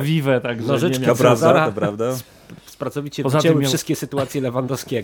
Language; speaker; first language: Polish; native; Polish